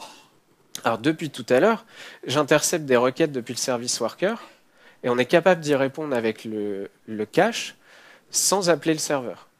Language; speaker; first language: French; native; French